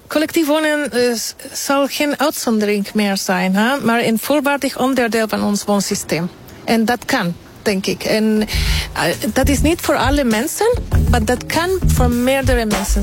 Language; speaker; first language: Dutch; non-native, fluent; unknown